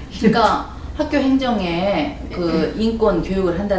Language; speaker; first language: Korean; native; Korean